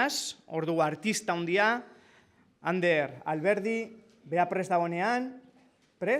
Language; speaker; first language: Basque; native; Basque